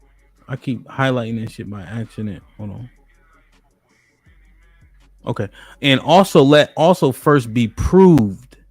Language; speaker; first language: English; native; English